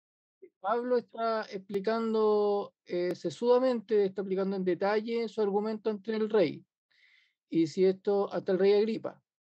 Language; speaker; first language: Spanish; native; Spanish